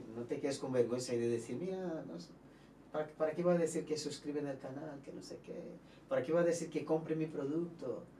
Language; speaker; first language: Spanish; non-native, fluent; Portuguese